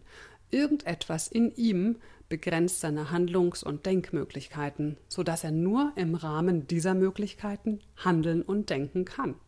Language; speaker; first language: German; native; German